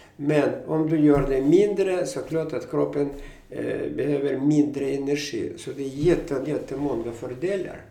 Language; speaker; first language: Swedish; non-native, fluent; Russian